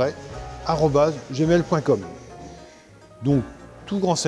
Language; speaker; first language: French; native; French